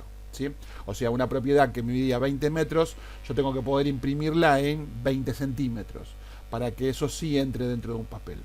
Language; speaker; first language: Spanish; native; Spanish